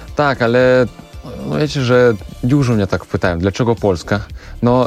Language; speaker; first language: Polish; non-native, learner; Russian